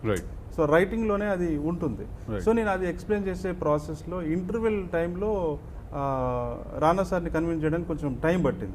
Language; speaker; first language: Telugu; native; Telugu